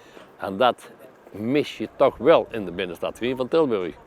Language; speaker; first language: Dutch; native; Dutch